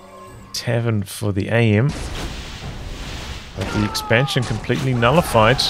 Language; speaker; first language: English; native; English